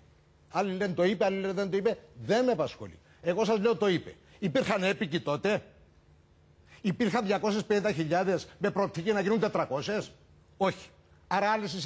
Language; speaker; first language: Greek; native; Greek